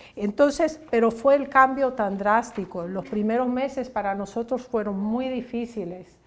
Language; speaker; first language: Spanish; early bilingual, heritage; Spanish